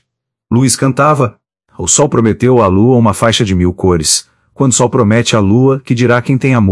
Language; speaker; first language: Portuguese; native; Portuguese